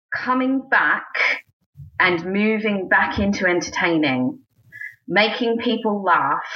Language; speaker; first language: English; native; English